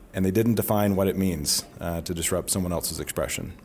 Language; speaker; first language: English; native; English